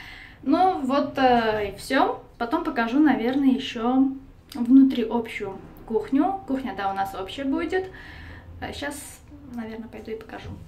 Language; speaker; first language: Russian; non-native, fluent; Armenian